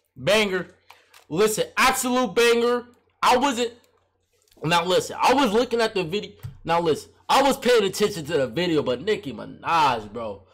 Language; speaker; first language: English; native; English